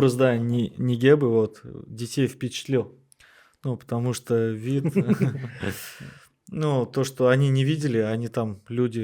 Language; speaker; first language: Russian; native; Russian